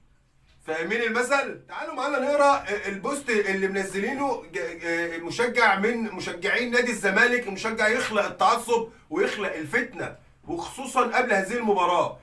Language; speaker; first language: Arabic; native; Arabic